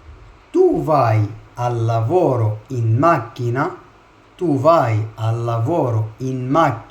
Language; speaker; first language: Italian; non-native, fluent; Arabic